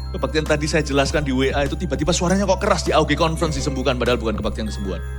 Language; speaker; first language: Indonesian; native; Indonesian